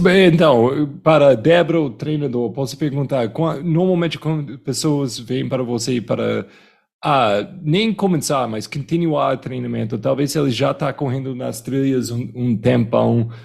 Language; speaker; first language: Portuguese; non-native, fluent; English